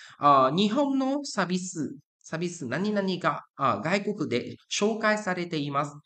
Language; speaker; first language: Japanese; non-native, fluent; Vietnamese